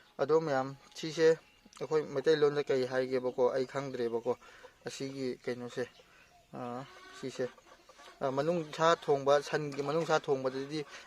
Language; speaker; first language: Manipuri; non-native, local second language; Rongmei Naga